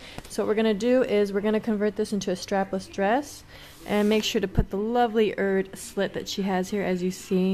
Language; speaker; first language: English; native; English